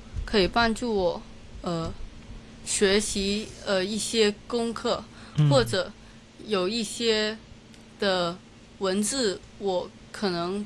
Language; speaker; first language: Chinese; non-native, learner; Cantonese